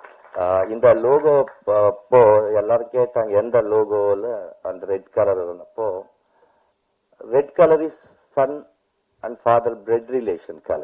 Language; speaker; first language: Tamil; non-native, learner; Telugu